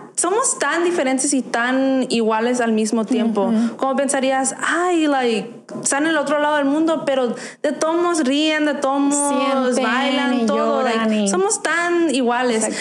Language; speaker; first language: Spanish; early bilingual, heritage; Spanish